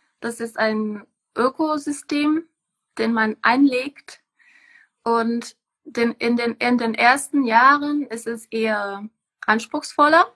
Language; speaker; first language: German; non-native, fluent; Czech